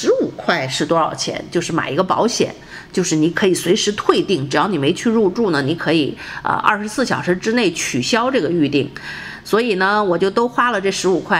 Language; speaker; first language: Chinese; native; Chinese